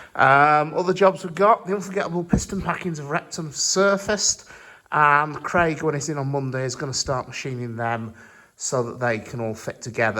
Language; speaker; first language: English; native; English